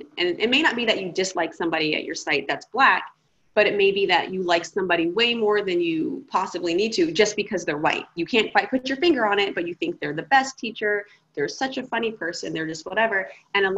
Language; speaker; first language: English; native; English